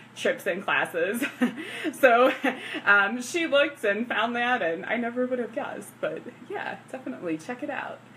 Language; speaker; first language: English; native; English